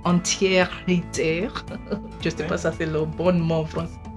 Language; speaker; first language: French; non-native, fluent; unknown